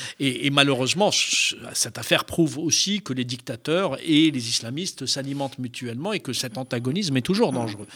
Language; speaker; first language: French; non-native, local second language; Arabic